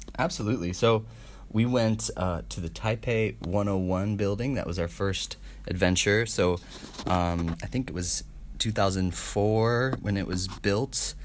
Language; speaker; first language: English; native; English